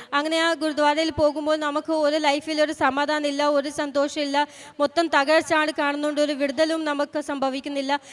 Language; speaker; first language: Malayalam; non-native, fluent; Punjabi